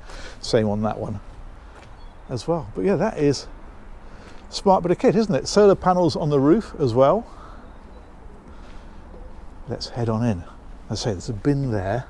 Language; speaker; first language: English; native; English